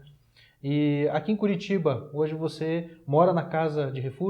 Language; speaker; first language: Portuguese; native; Portuguese